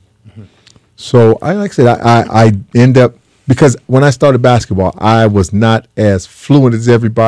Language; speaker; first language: English; native; English